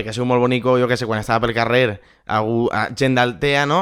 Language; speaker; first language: Catalan; native; Catalan